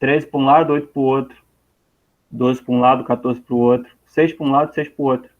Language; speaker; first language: Portuguese; native; Portuguese